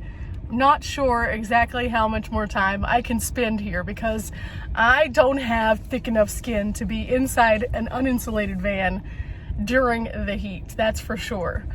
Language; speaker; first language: English; native; English